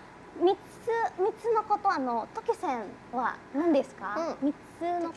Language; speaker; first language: Japanese; non-native, learner; Indonesian